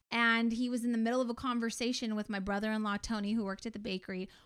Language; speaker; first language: English; native; English